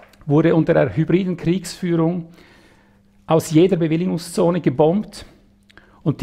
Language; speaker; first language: German; native; German